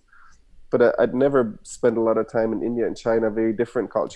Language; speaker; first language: English; non-native, fluent; German